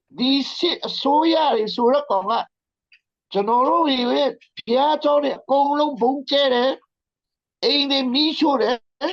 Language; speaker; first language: Burmese; non-native, local second language; Tedim Chin